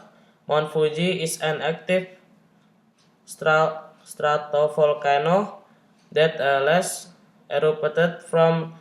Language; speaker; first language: English; non-native, learner; Indonesian